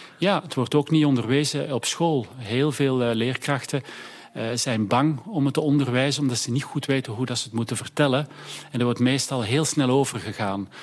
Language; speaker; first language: Dutch; native; Dutch